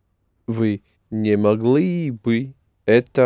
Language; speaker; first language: Russian; non-native, learner; English